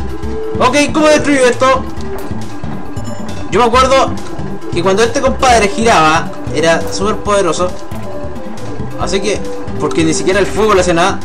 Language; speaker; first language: Spanish; native; Spanish